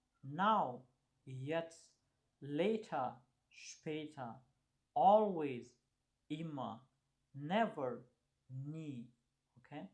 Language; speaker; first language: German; non-native, fluent; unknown